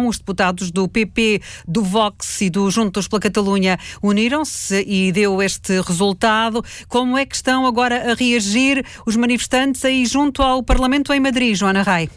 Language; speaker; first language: Portuguese; native; Portuguese